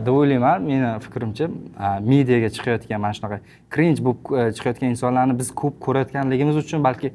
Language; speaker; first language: Uzbek; native; Uzbek